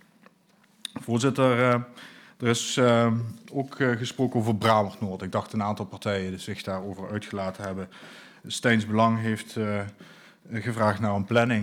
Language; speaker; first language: Dutch; native; Dutch